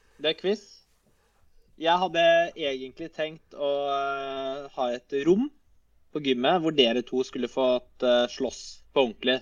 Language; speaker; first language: Norwegian; native; Norwegian